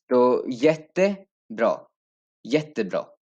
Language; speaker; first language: Swedish; non-native, fluent; Urdu